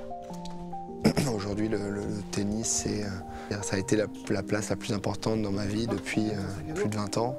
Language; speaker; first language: French; native; French